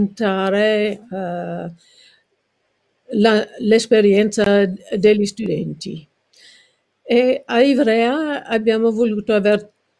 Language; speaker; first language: Italian; non-native, learner; English